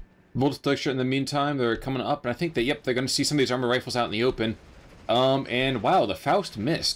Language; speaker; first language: English; native; English